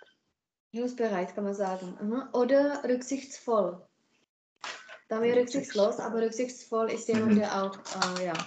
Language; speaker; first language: German; non-native, fluent; Czech